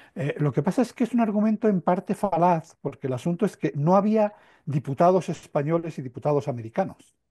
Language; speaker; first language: Spanish; native; Spanish